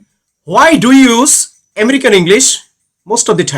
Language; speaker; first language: English; non-native, learner; Bangla